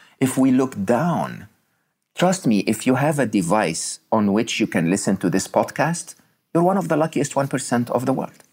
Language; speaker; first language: English; non-native, fluent; Arabic